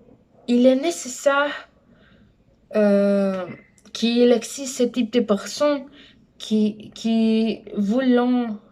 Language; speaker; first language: French; non-native, learner; Spanish